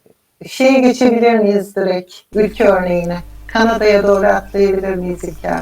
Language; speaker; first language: Turkish; native; Turkish